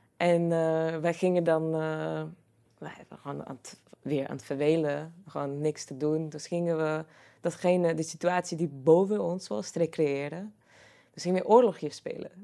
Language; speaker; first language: Dutch; non-native, fluent; Croatian